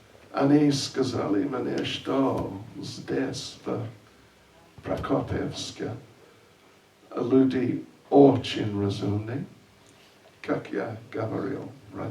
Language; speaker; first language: Russian; non-native, learner; English